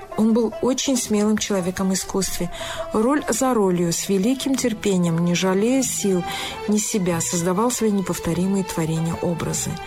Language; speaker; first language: Russian; non-native, local second language; Tajik